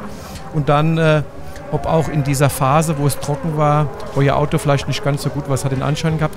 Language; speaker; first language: German; native; German